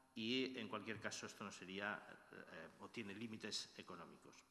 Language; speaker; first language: Spanish; native; Spanish